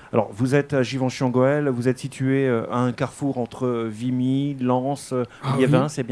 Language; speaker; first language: French; native; French